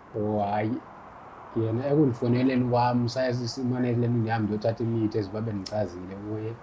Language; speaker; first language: Zulu; non-native, local second language; Xhosa